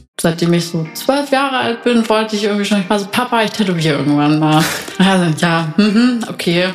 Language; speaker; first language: German; native; German